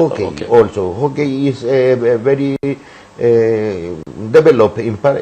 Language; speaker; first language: English; non-native, learner; Spanish